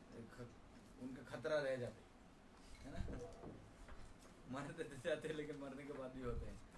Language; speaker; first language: Hindi; non-native, local second language; Bangla